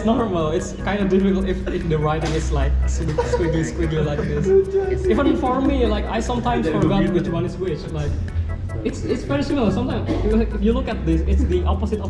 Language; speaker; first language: English; non-native, fluent; Javanese